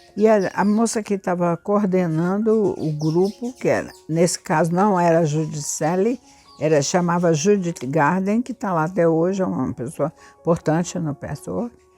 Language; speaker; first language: Portuguese; native; Portuguese